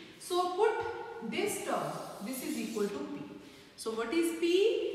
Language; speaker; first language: English; non-native, local second language; Hindi